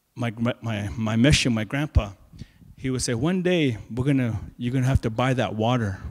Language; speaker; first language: English; native; English